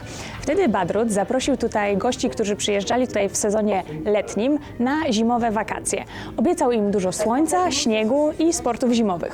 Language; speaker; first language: Polish; native; Polish